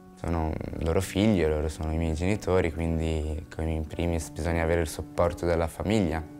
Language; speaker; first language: Italian; early bilingual, other home language; Arabic